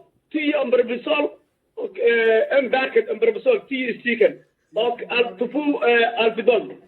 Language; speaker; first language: Swedish; non-native, learner; Somali